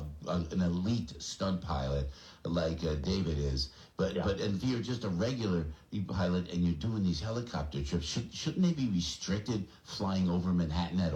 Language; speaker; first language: English; native; English